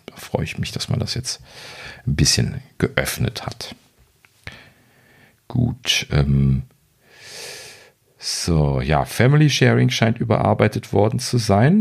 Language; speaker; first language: German; native; German